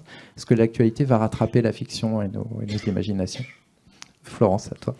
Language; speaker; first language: French; native; French